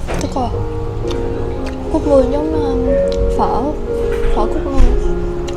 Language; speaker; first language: Korean; non-native, learner; Vietnamese